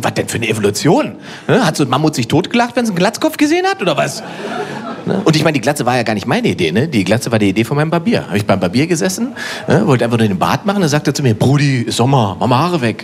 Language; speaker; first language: German; native; German